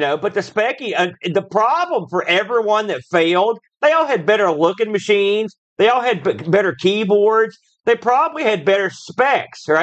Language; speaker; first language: English; native; English